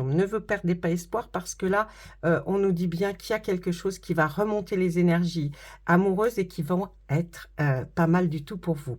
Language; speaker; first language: French; native; French